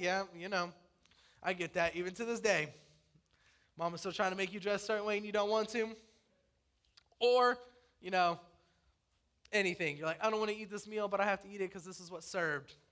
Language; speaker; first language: English; native; English